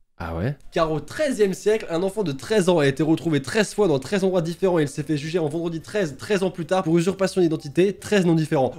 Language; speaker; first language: French; native; French